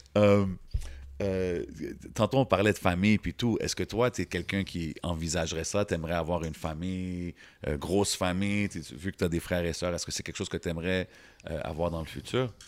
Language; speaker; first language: French; early bilingual, other home language; Arabic